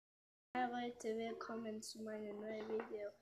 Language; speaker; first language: German; non-native, learner; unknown